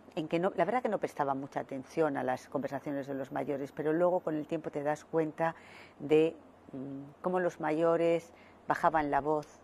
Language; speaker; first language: Spanish; native; Spanish